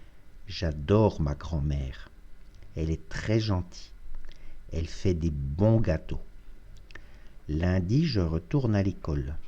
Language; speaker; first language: French; non-native, fluent; Russian